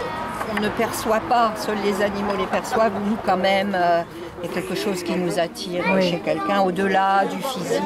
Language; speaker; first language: French; native; French